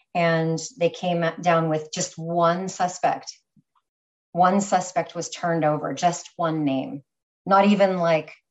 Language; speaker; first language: English; native; English